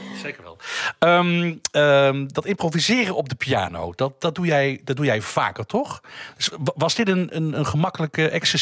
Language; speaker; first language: Dutch; native; Dutch